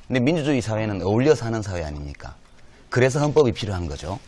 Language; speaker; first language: Korean; native; Korean